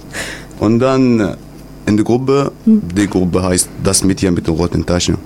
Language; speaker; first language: German; non-native, learner; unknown